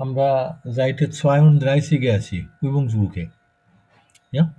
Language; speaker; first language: German; non-native, fluent; Bangla